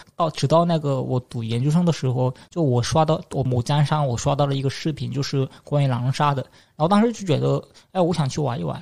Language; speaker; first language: Chinese; non-native, fluent; Korean